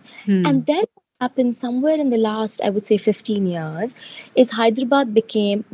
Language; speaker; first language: English; non-native, local second language; Telugu